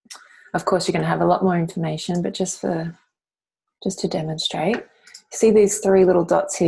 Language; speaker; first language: English; native; English